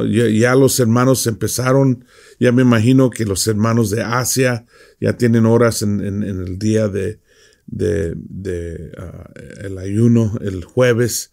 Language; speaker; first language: Spanish; non-native, fluent; English